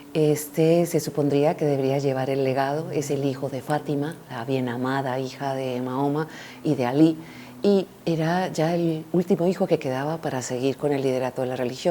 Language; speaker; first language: Spanish; native; Spanish